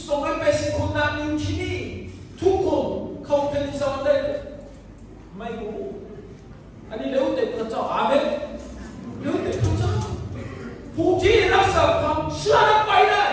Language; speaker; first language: Thai; non-native, local second language; Lahu